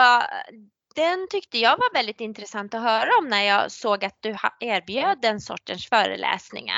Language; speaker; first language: Swedish; native; Swedish